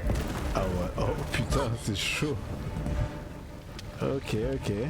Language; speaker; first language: French; native; French